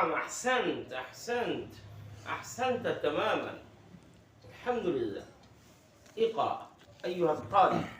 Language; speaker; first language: Arabic; non-native, fluent; Bangla